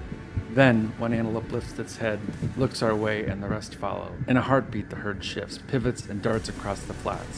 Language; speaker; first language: English; native; English